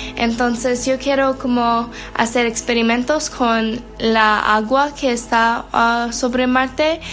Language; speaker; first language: Spanish; non-native, learner; English